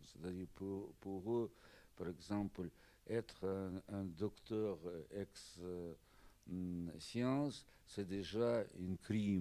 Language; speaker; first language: French; non-native, fluent; Russian